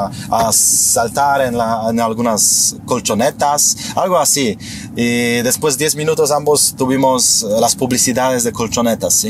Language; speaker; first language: Spanish; non-native, fluent; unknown